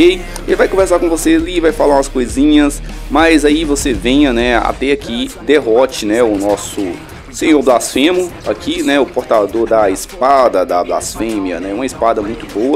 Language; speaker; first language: Portuguese; native; Portuguese